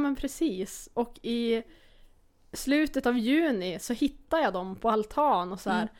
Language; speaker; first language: Swedish; native; Swedish